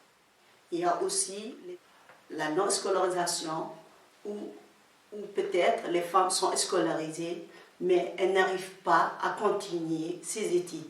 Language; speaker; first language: French; non-native, local second language; Somali